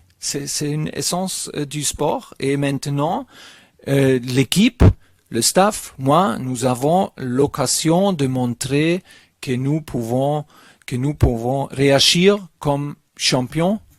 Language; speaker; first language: French; non-native, learner; German